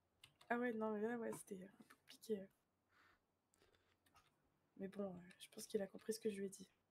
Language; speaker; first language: French; native; French